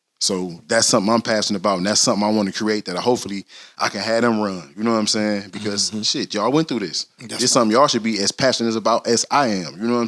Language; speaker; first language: English; native; English